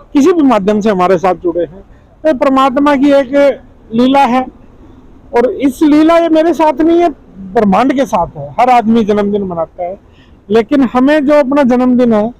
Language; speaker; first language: Hindi; non-native, local second language; Punjabi